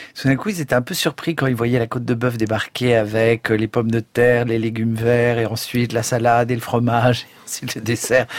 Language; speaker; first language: French; native; French